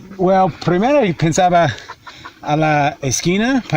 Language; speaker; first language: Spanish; non-native, learner; English